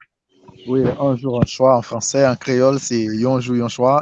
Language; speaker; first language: French; non-native, local second language; Haitian Creole